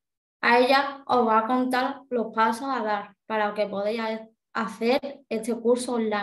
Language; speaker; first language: Spanish; native; Spanish